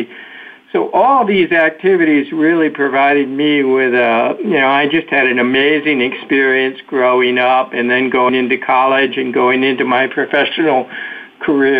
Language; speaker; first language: English; native; English